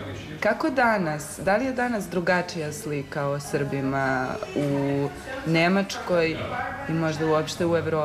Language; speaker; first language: Serbian; native; Serbian